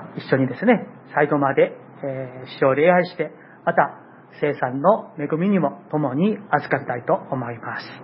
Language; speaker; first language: Japanese; non-native, fluent; Korean